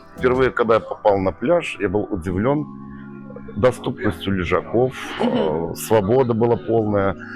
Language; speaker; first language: Russian; native; Russian